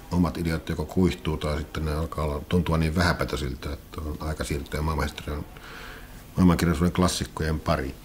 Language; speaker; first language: Finnish; native; Finnish